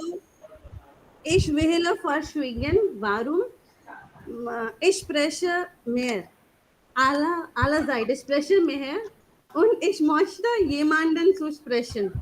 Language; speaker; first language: German; non-native, learner; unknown